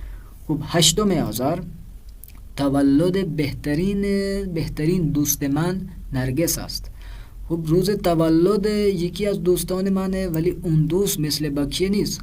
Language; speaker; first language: Persian; non-native, fluent; Urdu